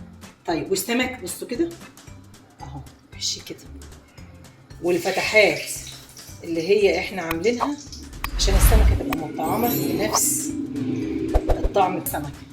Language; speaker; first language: Arabic; native; Arabic